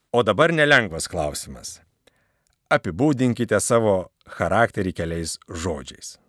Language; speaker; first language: Lithuanian; native; Lithuanian